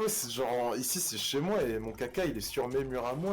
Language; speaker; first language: French; native; French